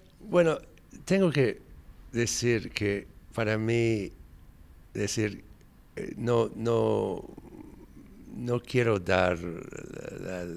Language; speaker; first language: Spanish; non-native, fluent; English